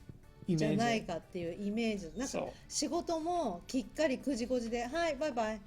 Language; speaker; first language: Japanese; native; Japanese